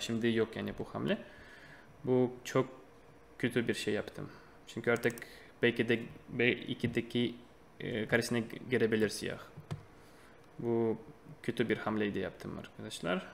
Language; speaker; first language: Turkish; non-native, fluent; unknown